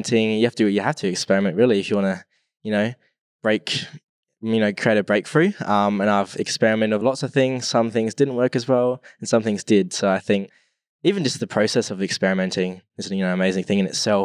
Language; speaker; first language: English; native; English